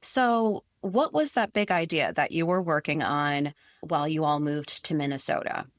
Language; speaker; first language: English; native; English